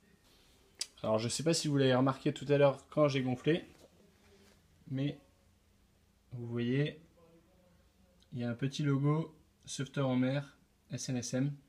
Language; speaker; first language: French; native; French